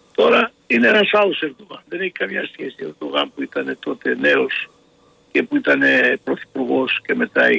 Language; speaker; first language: Greek; early bilingual, heritage; Greek